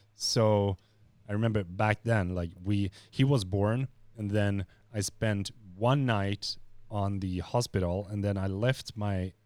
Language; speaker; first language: English; non-native, fluent; Swedish